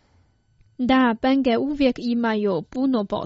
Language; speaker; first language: Croatian; non-native, fluent; Chinese